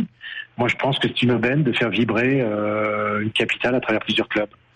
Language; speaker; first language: French; native; French